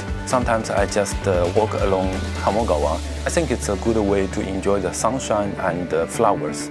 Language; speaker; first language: English; non-native, fluent; Chinese